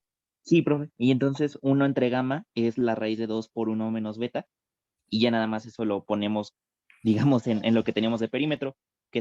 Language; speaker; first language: Spanish; native; Spanish